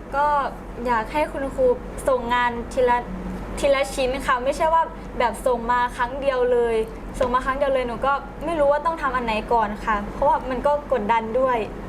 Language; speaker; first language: Thai; native; Thai